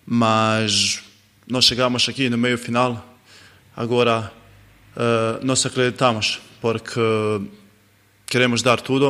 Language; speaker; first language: Portuguese; non-native, learner; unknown